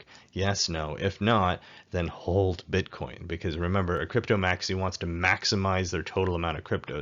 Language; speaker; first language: English; native; English